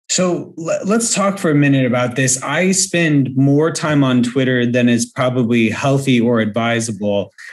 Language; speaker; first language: English; native; English